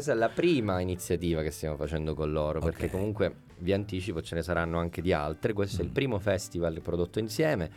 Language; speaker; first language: Italian; native; Italian